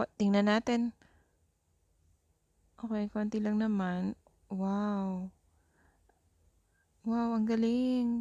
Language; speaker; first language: Filipino; native; Filipino